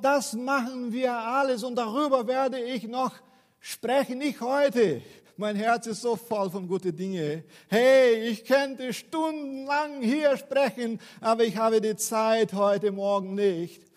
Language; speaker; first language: German; non-native, fluent; Portuguese